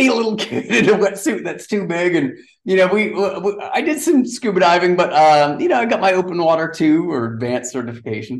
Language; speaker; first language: English; native; English